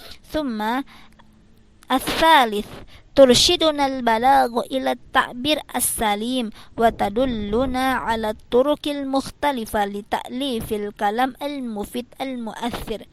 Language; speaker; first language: Arabic; non-native, fluent; Indonesian